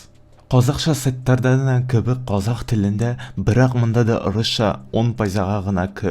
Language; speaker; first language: Kazakh; non-native, learner; Tatar